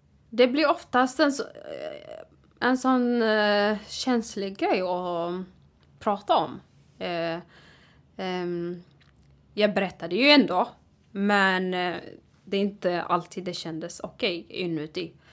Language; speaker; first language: Swedish; non-native, fluent; Tigrinya